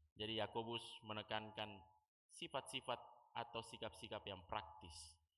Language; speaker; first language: Indonesian; native; Indonesian